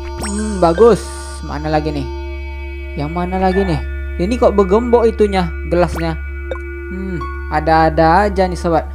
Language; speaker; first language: Indonesian; native; Indonesian